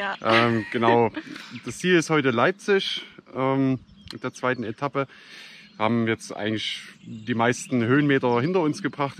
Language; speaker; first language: German; native; German